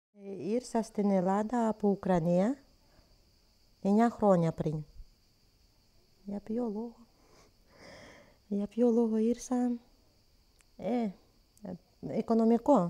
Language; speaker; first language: Greek; non-native, learner; Ukrainian